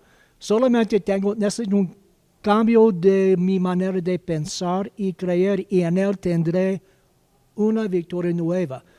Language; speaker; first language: Spanish; non-native, learner; English